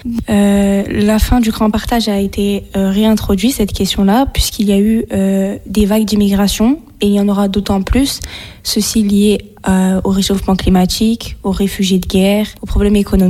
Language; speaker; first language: French; native; French